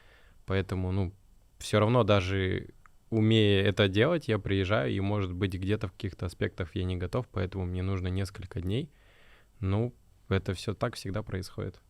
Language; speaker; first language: Russian; native; Russian